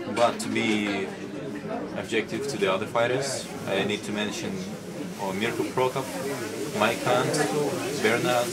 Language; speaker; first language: English; non-native, fluent; Russian